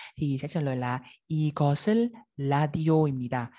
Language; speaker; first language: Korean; non-native, fluent; Vietnamese